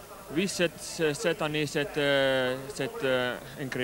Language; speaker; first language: French; non-native, learner; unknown